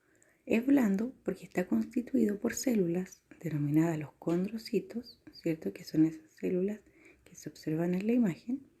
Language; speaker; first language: Spanish; native; Spanish